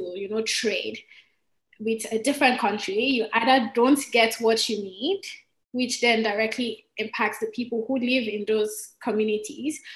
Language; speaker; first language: English; non-native, local second language; Igbo